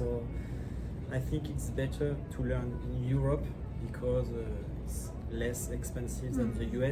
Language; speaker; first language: English; non-native, learner; French